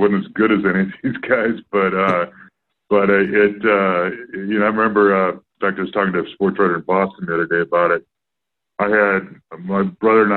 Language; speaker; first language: English; native; English